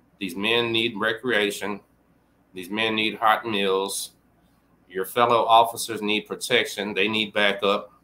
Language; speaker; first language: English; native; English